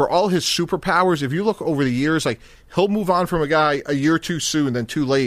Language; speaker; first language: English; native; English